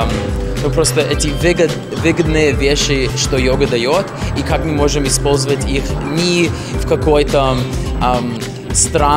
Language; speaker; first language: Russian; non-native, learner; English